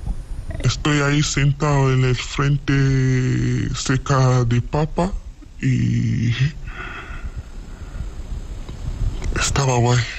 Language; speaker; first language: Spanish; non-native, learner; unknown